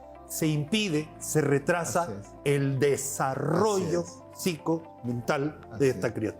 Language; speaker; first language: Spanish; native; Spanish